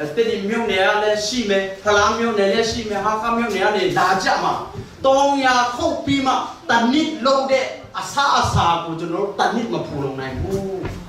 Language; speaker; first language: Burmese; non-native, local second language; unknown